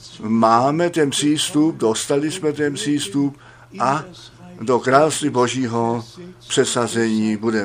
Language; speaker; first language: Czech; non-native, fluent; German